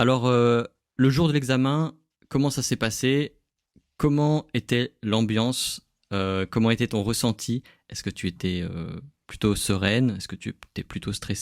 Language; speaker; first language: French; native; French